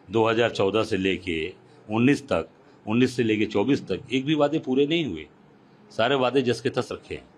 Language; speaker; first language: Hindi; native; Hindi